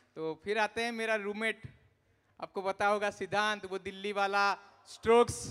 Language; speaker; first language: Hindi; non-native, local second language; Odia